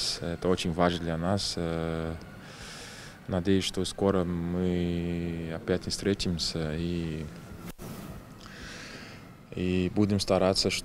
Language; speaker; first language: Russian; non-native, learner; Portuguese